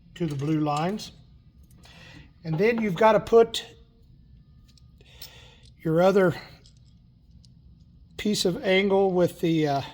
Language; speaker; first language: English; native; English